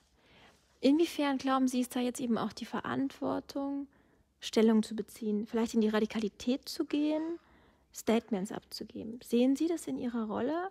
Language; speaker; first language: German; native; German